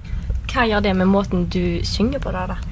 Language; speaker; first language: Norwegian; native; Norwegian